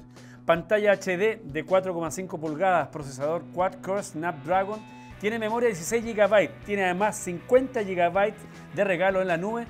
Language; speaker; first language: Spanish; native; Spanish